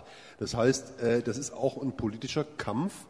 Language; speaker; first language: German; native; German